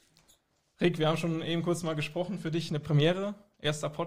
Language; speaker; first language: German; native; German